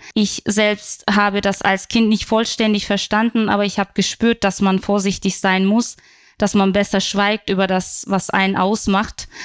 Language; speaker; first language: German; non-native, fluent; Turkish